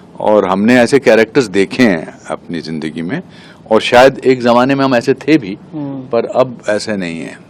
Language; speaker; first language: Hindi; native; Hindi